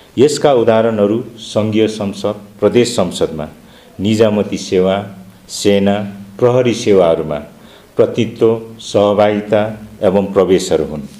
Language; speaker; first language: Nepali; non-native, local second language; Limbu